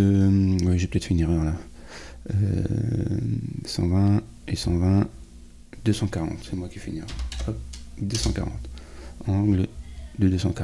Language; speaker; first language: French; native; French